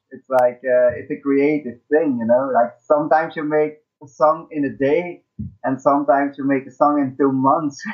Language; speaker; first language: English; non-native, fluent; Dutch